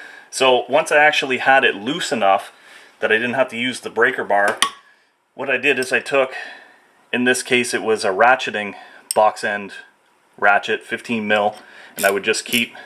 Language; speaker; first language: English; native; English